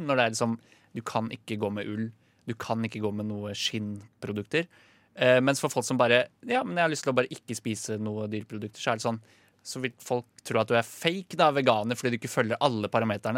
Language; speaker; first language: Norwegian; native; Norwegian